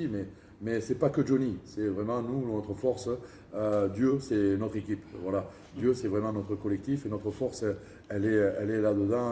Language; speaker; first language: French; native; French